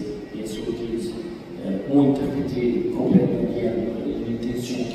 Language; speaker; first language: French; non-native, fluent; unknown